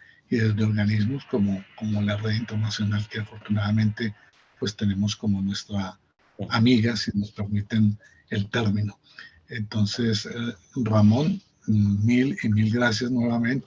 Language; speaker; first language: Spanish; native; Spanish